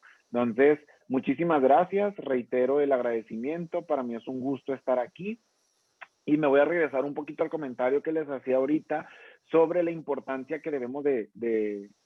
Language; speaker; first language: Spanish; native; Spanish